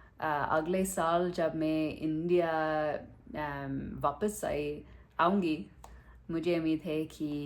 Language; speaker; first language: Hindi; non-native, learner; English